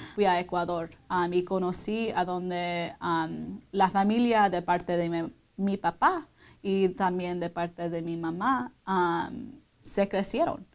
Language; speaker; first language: Spanish; early bilingual, heritage; Spanish